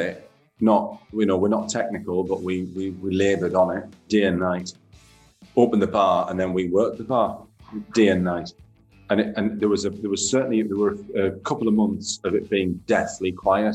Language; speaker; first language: English; native; English